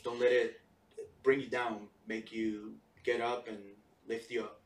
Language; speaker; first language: English; early bilingual, other home language; Spanish